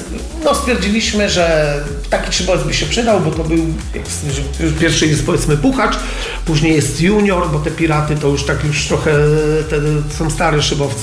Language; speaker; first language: Polish; native; Polish